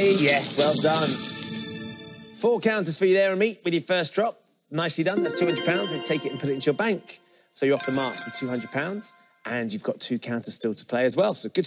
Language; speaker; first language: English; native; English